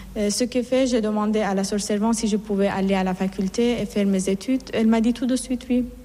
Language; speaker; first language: French; non-native, fluent; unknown